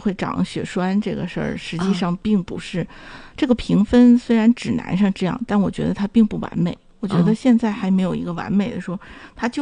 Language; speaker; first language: Chinese; native; Chinese